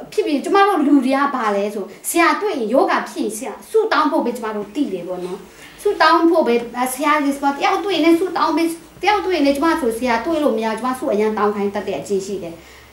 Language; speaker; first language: Burmese; non-native, local second language; Kachin